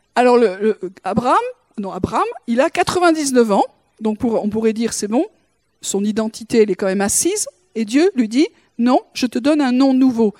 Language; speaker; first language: French; native; French